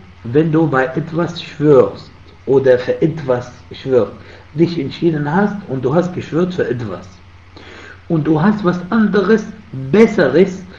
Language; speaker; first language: German; non-native, fluent; Arabic